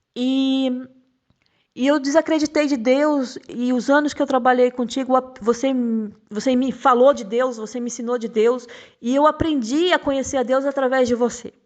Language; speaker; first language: Portuguese; native; Portuguese